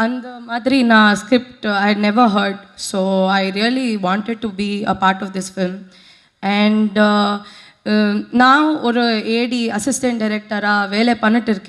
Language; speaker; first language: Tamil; non-native, learner; Kannada